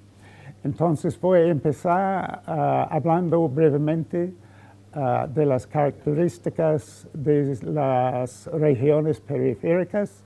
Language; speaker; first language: Spanish; non-native, fluent; English